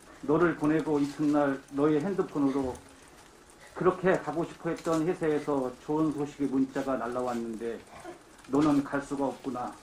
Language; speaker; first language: Korean; native; Korean